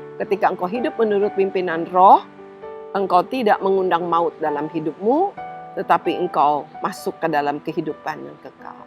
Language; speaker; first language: Indonesian; native; Indonesian